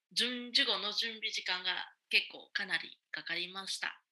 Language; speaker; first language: Japanese; non-native, fluent; Vietnamese